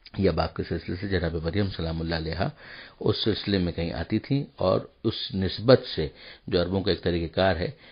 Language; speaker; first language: Urdu; native; Urdu